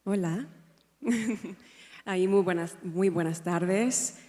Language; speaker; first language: Spanish; non-native, learner; English